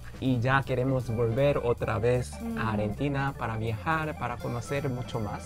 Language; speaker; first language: Spanish; non-native, learner; Korean